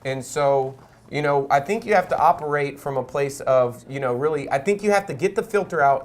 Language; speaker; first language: English; native; English